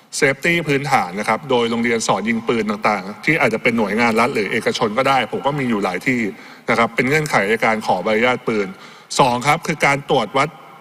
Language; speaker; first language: Thai; native; Thai